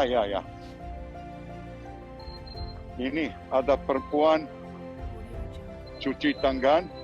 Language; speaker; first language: Indonesian; non-native, learner; Hebrew